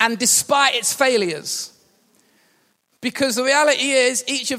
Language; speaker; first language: English; native; English